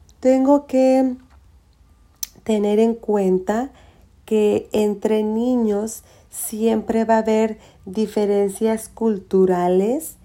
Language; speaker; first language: Spanish; early bilingual, heritage; Spanish